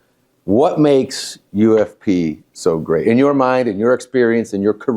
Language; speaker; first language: English; native; English